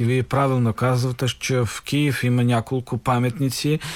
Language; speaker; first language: Bulgarian; non-native, fluent; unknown